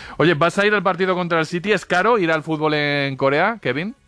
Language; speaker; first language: Spanish; native; Spanish